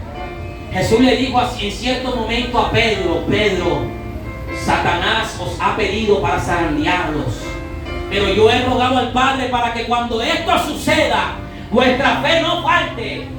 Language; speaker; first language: Spanish; native; Spanish